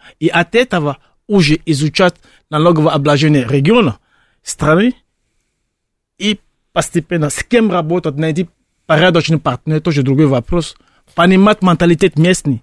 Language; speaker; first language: Russian; non-native, fluent; Fon